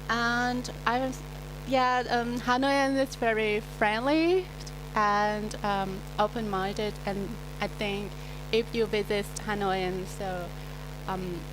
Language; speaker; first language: English; non-native, learner; Vietnamese